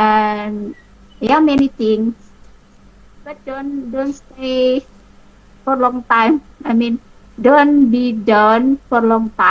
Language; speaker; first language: English; non-native, learner; Indonesian